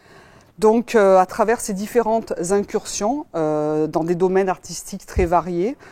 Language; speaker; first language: French; native; French